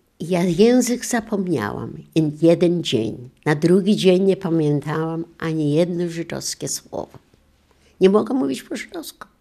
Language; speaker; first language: Polish; non-native, local second language; Yiddish